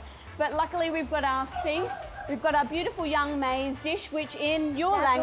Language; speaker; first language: English; native; English